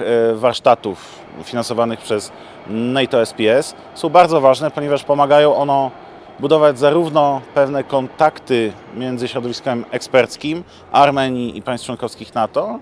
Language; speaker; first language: Polish; native; Polish